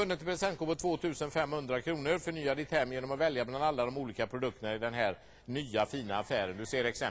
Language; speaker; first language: Swedish; native; Swedish